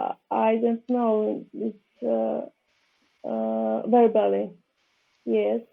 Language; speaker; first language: English; non-native, learner; Serbian